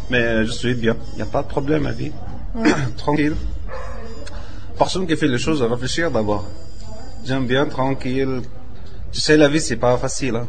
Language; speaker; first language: French; non-native, learner; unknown